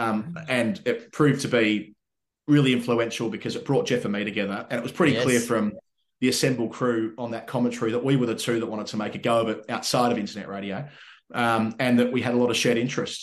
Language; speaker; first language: English; native; English